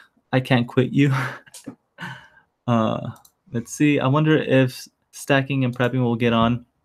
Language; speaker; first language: English; native; English